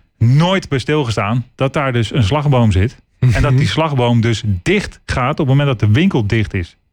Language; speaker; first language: Dutch; native; Dutch